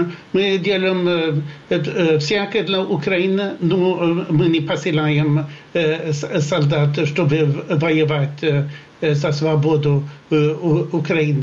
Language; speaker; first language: Russian; non-native, fluent; Swedish